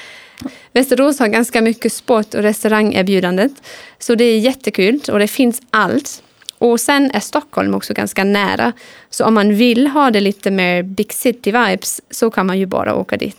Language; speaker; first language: Swedish; non-native, fluent; German